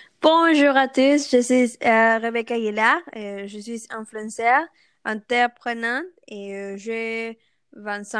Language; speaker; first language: French; non-native, learner; Spanish